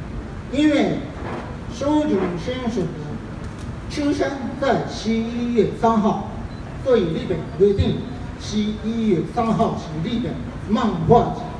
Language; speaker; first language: Chinese; non-native, fluent; Japanese